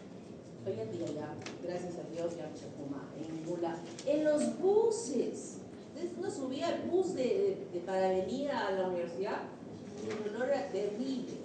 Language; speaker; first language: Spanish; native; Spanish